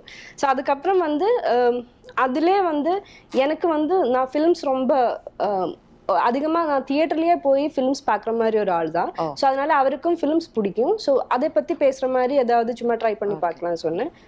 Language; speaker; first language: Tamil; non-native, local second language; Malayalam